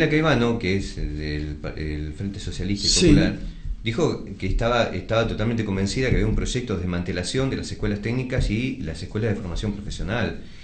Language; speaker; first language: Spanish; native; Spanish